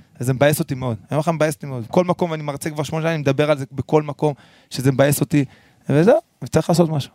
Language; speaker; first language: Hebrew; early bilingual, other home language; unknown